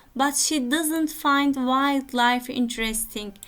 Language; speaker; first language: English; non-native, fluent; Turkish